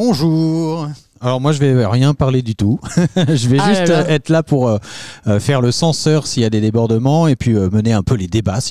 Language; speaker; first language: French; native; French